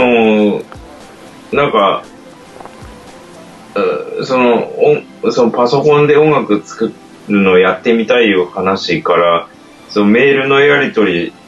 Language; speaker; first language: Japanese; native; Japanese